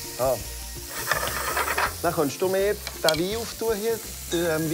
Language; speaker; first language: German; native; German